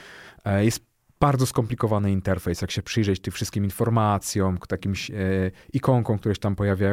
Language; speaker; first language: Polish; native; Polish